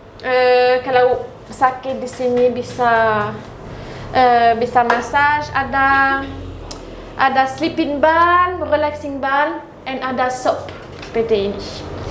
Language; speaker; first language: Indonesian; non-native, learner; French